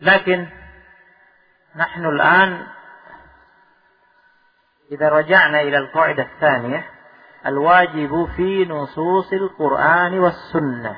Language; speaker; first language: Arabic; non-native, fluent; Indonesian